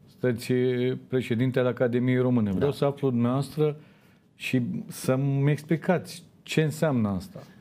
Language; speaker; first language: Romanian; native; Romanian